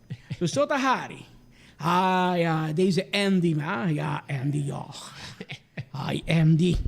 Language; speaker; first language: Dutch; non-native, local second language; Papiamento